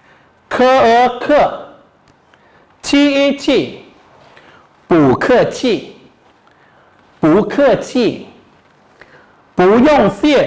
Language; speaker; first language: Chinese; non-native, fluent; Khmer